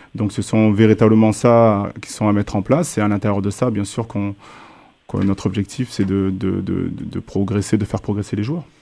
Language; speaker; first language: French; native; French